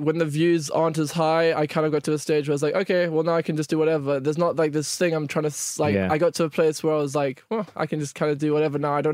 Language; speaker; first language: English; native; English